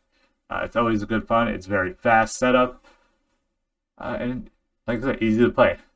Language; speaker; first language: English; native; English